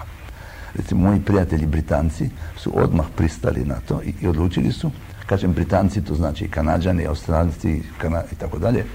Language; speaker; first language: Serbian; early bilingual, heritage; Croatian